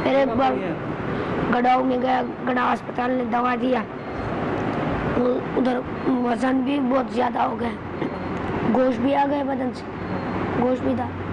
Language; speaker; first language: Hindi; non-native, local second language; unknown